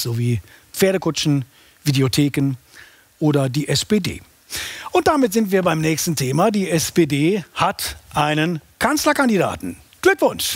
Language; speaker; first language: German; native; German